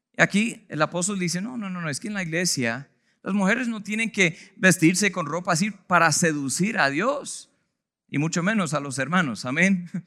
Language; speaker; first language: Spanish; non-native, fluent; English